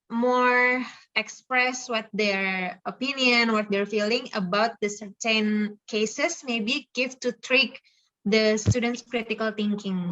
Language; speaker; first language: English; non-native, fluent; Indonesian